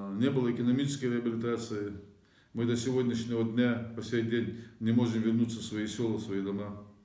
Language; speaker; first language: Russian; non-native, local second language; Ingush